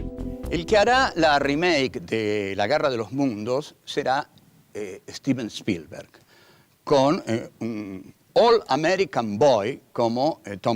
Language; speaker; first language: Spanish; native; Spanish